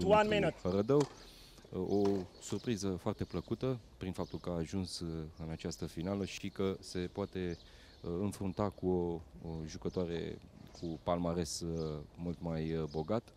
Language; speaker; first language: Romanian; native; Romanian